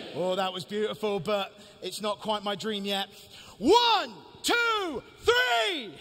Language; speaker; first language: English; native; English